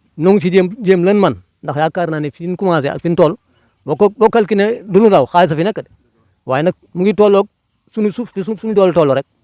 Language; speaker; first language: Wolof; native; Wolof